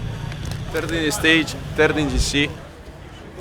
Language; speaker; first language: English; non-native, learner; Italian